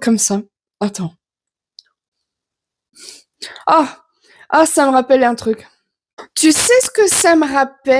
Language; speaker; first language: French; native; French